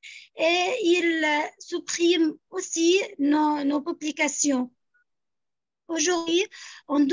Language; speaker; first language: French; non-native, fluent; Arabic